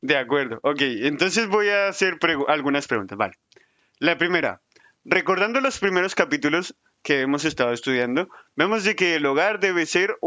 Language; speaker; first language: Spanish; native; Spanish